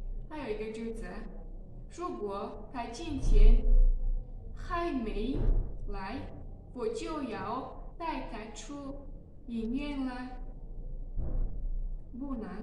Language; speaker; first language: Chinese; non-native, learner; Tajik